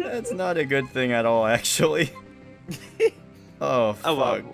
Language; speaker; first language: English; native; English